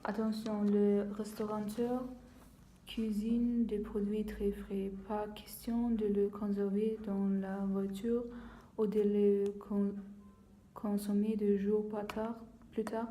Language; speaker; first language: French; non-native, learner; German